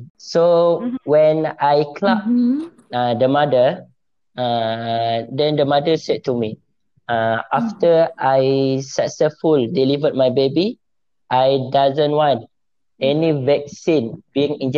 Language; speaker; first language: English; non-native, local second language; Malay